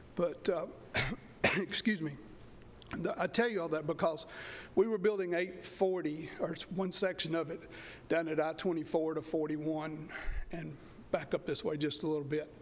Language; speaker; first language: English; native; English